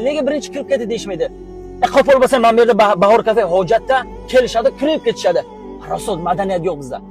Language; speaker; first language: Uzbek; non-native, local second language; Tajik